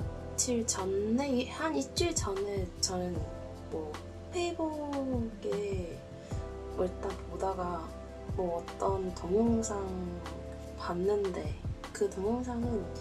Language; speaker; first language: Korean; non-native, learner; Cantonese